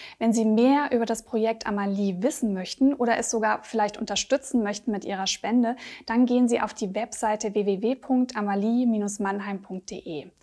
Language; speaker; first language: German; native; German